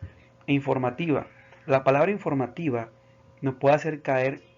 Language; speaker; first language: Spanish; native; Spanish